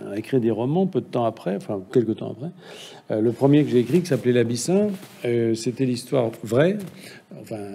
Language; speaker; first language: French; native; French